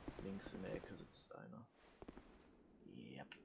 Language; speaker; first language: German; native; German